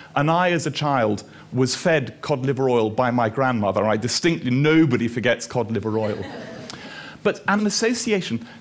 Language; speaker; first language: English; native; English